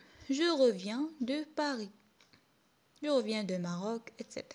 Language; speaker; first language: French; non-native, local second language; Arabic